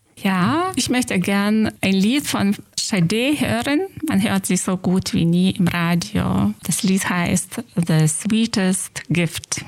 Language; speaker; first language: German; non-native, fluent; Lithuanian